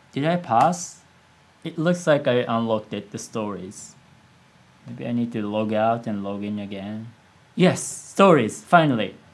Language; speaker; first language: English; non-native, fluent; Japanese